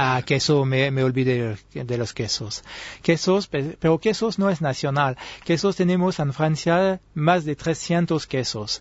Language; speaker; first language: Spanish; non-native, fluent; French